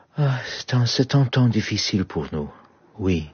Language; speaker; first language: French; non-native, fluent; Polish